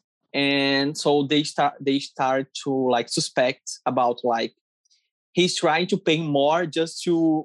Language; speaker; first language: English; non-native, learner; Portuguese